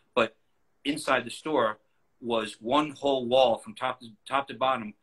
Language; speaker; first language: English; native; English